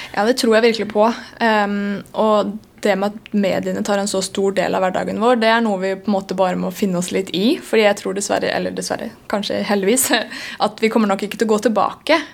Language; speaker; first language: Norwegian; native; Norwegian